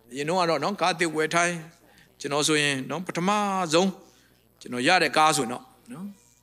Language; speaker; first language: Burmese; non-native, local second language; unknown